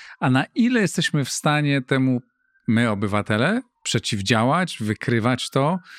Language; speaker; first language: Polish; native; Polish